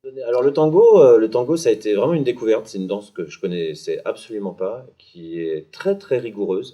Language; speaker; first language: French; native; French